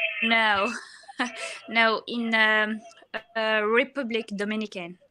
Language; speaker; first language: English; non-native, learner; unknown